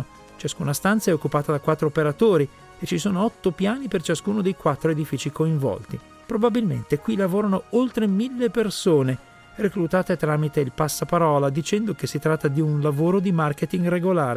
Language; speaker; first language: Italian; native; Italian